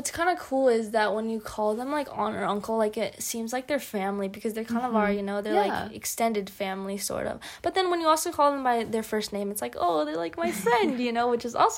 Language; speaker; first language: English; native; English